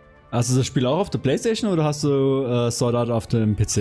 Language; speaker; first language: German; native; German